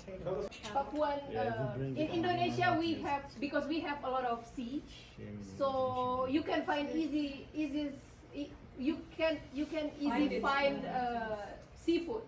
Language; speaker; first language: English; non-native, local second language; Indonesian